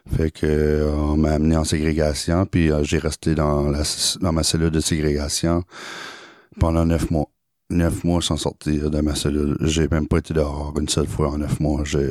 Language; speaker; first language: French; native; French